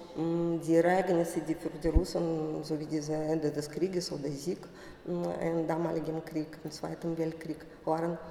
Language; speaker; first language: German; non-native, fluent; Russian